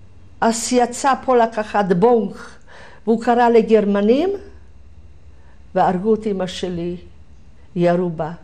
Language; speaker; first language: Hebrew; non-native, fluent; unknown